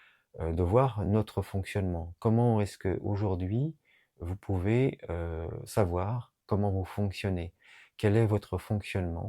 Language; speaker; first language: French; native; French